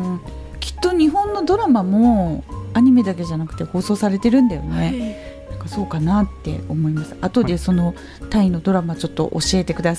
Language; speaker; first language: Japanese; native; Japanese